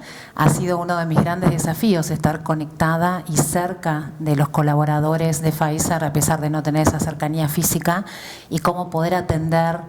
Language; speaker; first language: Spanish; native; Spanish